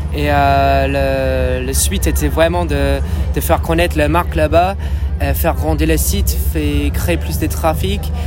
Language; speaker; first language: French; non-native, fluent; English